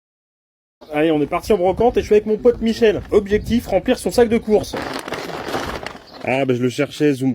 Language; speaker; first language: French; native; French